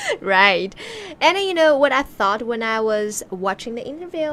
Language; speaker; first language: English; non-native, fluent; Chinese